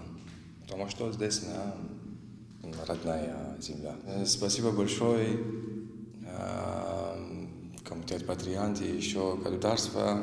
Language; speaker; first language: Russian; non-native, learner; Arabic